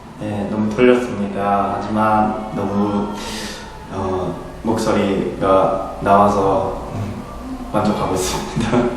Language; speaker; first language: Korean; non-native, fluent; Japanese